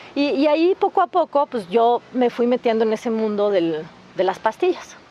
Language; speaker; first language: Spanish; native; Spanish